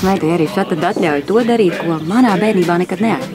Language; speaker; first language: Latvian; native; Latvian